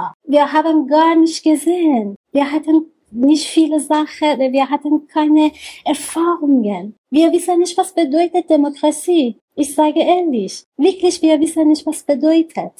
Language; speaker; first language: German; non-native, learner; Persian